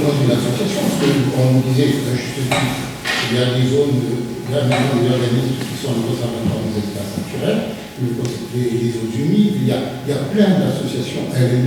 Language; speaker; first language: French; native; French